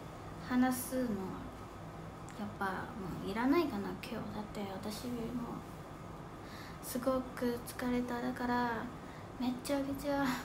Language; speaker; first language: Japanese; non-native, fluent; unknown